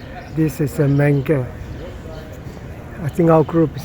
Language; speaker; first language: English; non-native, learner; Chinese